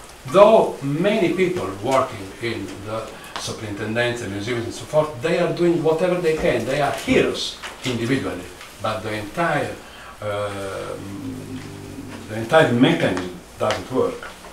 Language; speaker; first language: English; non-native, fluent; Italian